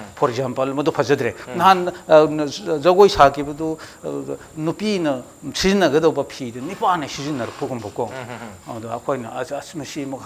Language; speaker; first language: Manipuri; non-native, local second language; Rongmei Naga